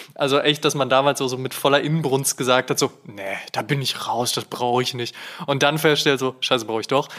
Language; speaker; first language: German; native; German